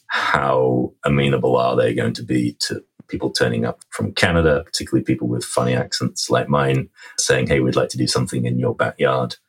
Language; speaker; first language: English; native; English